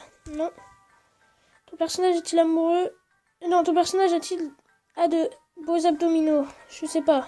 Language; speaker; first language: French; native; French